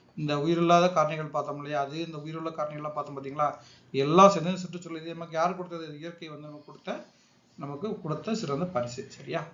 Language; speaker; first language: Tamil; native; Tamil